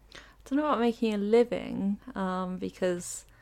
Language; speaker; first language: English; native; English